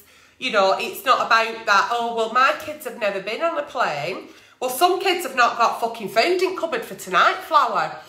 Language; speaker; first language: English; native; English